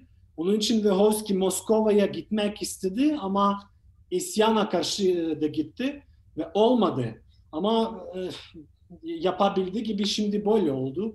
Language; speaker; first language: Turkish; non-native, fluent; Ukrainian